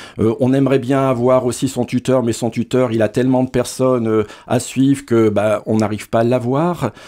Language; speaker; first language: French; native; French